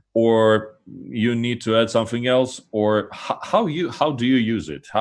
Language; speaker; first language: English; non-native, fluent; Russian